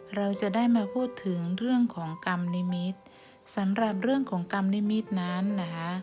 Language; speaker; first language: Thai; native; Thai